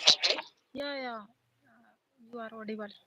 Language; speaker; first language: English; non-native, learner; Hindi